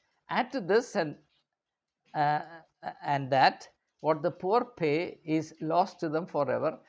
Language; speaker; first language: English; non-native, local second language; Malayalam